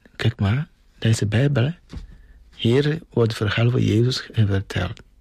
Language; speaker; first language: Dutch; non-native, fluent; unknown